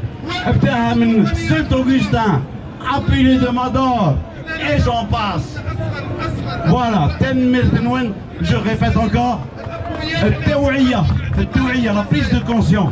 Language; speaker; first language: French; non-native, local second language; Arabic